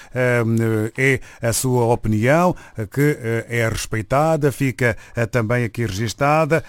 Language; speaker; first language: Portuguese; native; Portuguese